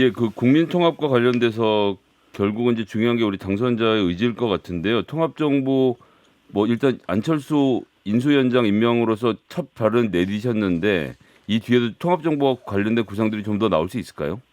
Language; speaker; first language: Korean; native; Korean